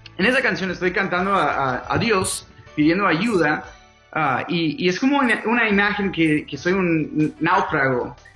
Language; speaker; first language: Spanish; non-native, fluent; English